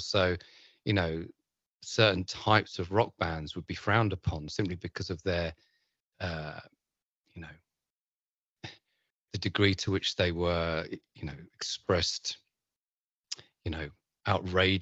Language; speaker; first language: English; native; English